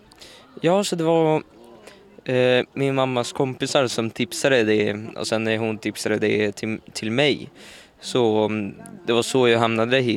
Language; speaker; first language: Swedish; early bilingual, other home language; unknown